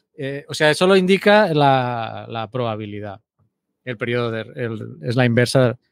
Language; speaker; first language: Spanish; native; Spanish